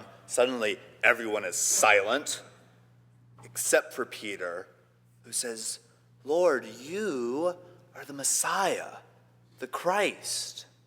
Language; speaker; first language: English; native; English